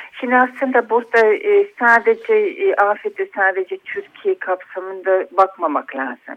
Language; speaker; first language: Turkish; non-native, fluent; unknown